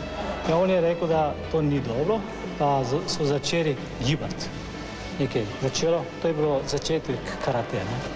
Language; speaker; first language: Slovenian; non-native, fluent; Japanese